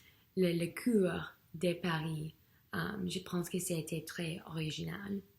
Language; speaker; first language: French; non-native, learner; English